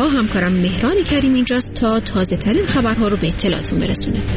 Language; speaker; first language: Persian; native; Persian